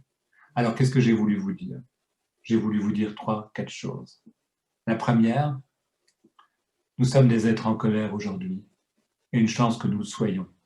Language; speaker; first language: French; native; French